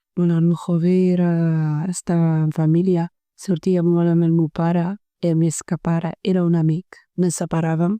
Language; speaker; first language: Catalan; early bilingual, other home language; Arabic